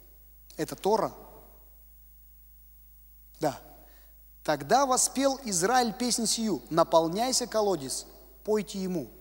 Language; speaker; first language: Russian; native; Russian